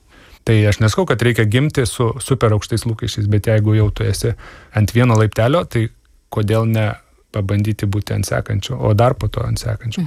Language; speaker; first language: Lithuanian; native; Lithuanian